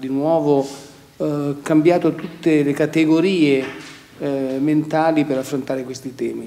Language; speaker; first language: Italian; native; Italian